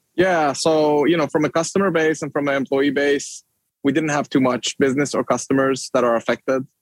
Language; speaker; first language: English; non-native, fluent; Swedish